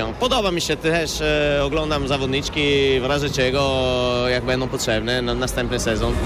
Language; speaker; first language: Polish; non-native, fluent; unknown